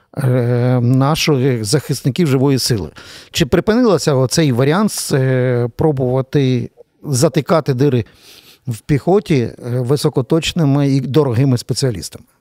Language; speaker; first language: Ukrainian; native; Ukrainian